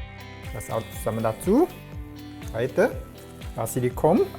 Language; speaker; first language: German; non-native, learner; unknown